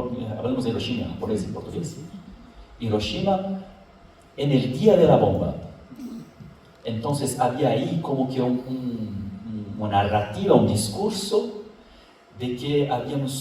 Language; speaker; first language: Spanish; non-native, fluent; Portuguese